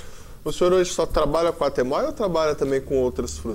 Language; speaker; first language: Portuguese; native; Portuguese